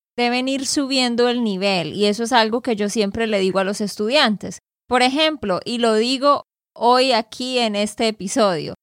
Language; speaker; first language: Spanish; native; Spanish